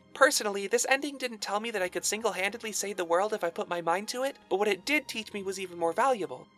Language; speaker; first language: English; native; English